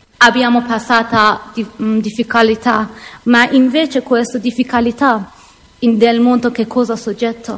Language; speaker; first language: Italian; non-native, learner; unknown